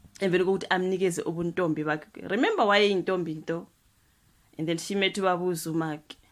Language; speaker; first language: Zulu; non-native, local second language; Xhosa